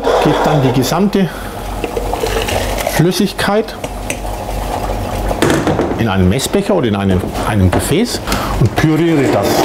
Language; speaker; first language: German; native; German